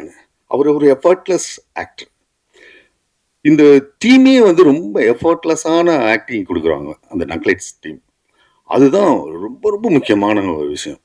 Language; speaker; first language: Tamil; native; Tamil